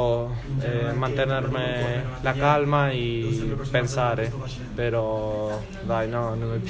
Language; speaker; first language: Italian; non-native, learner; Spanish